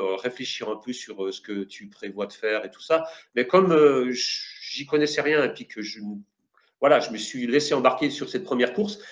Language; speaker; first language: French; native; French